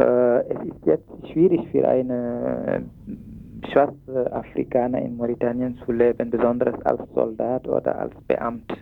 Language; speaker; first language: German; non-native, fluent; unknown